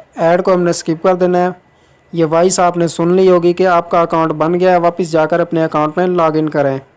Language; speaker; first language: Urdu; non-native, local second language; Punjabi